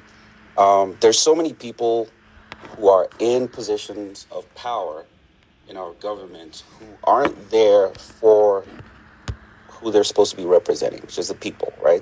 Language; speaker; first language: English; non-native, local second language; Yoruba